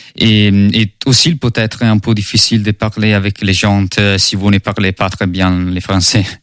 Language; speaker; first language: French; non-native, learner; Italian